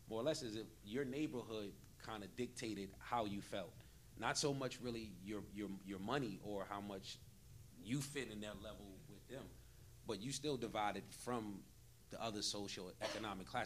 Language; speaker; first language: English; native; English